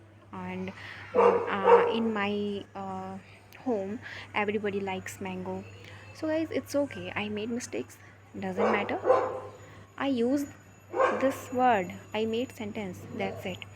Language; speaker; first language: English; non-native, local second language; Hindi